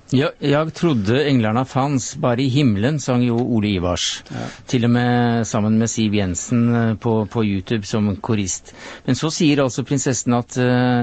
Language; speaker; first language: Norwegian; native; Norwegian